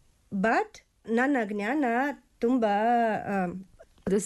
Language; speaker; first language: Kannada; non-native, learner; Russian